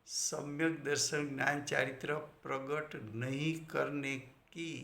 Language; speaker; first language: Hindi; non-native, local second language; Gujarati